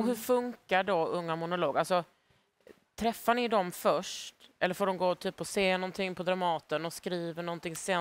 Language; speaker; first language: Swedish; native; Swedish